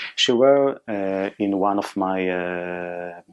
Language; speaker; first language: English; non-native, fluent; Hebrew